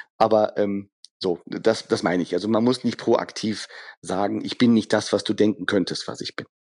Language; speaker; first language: German; early bilingual, other home language; Persian